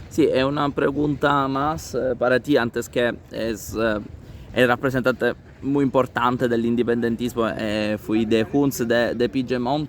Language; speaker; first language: Spanish; non-native, learner; Italian